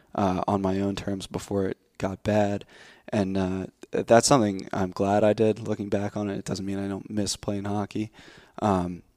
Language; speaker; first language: English; native; English